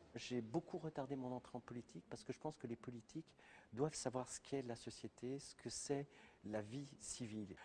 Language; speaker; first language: French; native; French